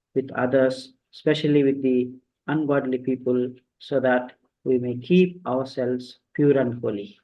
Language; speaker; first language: English; non-native, local second language; Telugu